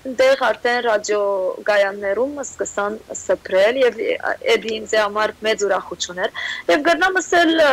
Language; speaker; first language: Armenian; early bilingual, heritage; Armenian